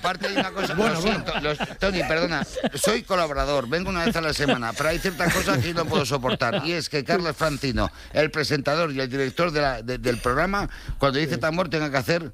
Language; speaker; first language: Spanish; native; Spanish